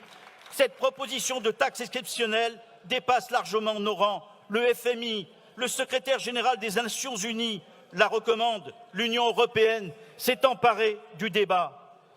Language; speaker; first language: French; native; French